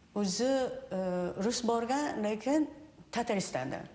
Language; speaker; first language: Uzbek; non-native, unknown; Japanese